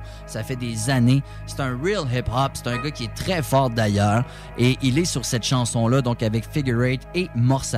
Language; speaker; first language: French; native; French